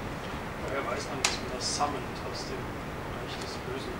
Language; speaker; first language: German; native; German